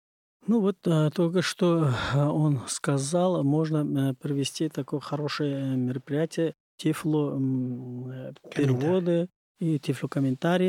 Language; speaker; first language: Russian; non-native, learner; Uzbek